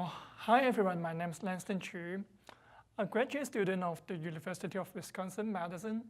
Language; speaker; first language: English; non-native, fluent; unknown